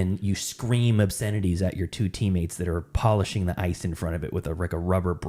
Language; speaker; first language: English; native; English